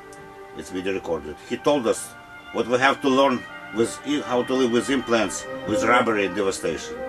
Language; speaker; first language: English; non-native, learner; Russian